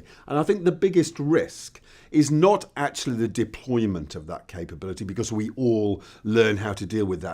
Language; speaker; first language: English; native; English